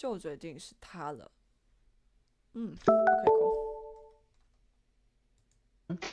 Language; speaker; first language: Chinese; non-native, learner; English